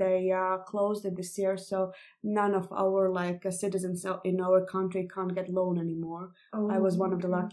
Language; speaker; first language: English; non-native, fluent; Latvian